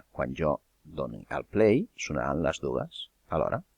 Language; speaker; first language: Catalan; native; Catalan